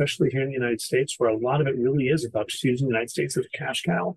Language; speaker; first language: English; native; English